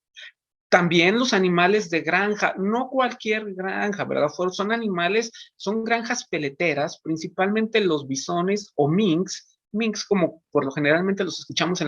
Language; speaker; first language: Spanish; native; Spanish